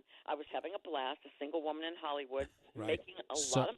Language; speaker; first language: English; native; English